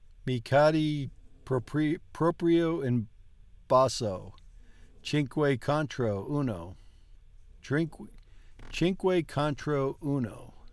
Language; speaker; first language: Italian; non-native, learner; English